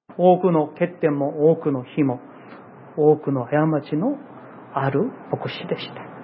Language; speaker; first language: Japanese; non-native, fluent; Korean